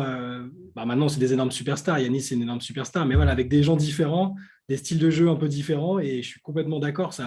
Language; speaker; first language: French; native; French